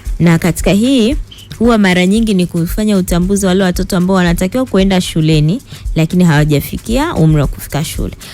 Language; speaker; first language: Swahili; native; Swahili